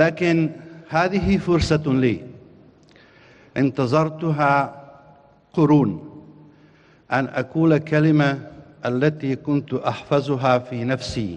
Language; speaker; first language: Arabic; non-native, fluent; Bosnian